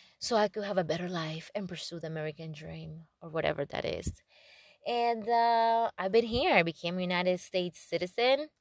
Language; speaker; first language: English; non-native, fluent; Spanish